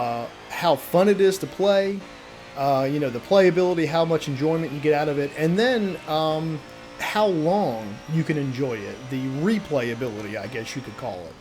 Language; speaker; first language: English; native; English